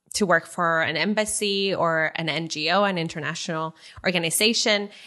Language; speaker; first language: English; early bilingual, other home language; Spanish